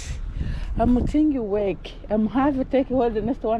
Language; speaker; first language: English; non-native, learner; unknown